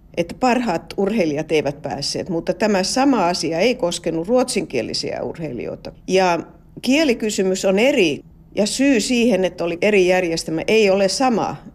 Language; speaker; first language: Finnish; non-native, local second language; Swedish